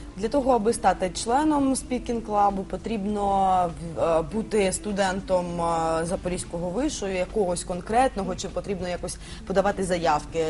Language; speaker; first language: Ukrainian; native; Ukrainian